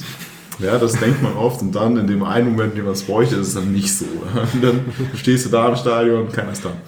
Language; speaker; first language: German; native; German